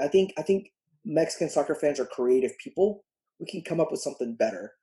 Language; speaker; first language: English; early bilingual, other home language; Spanish